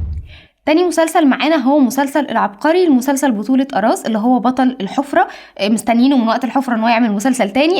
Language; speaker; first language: Arabic; native; Arabic